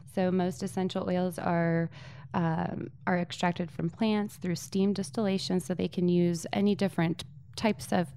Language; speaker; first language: English; early bilingual, other home language; Polish